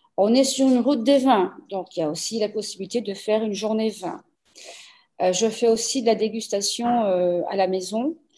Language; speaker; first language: French; early bilingual, other home language; Portuguese